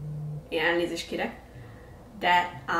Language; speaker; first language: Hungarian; early bilingual, heritage; English